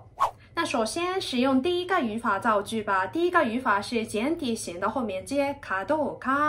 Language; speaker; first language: Chinese; non-native, fluent; Japanese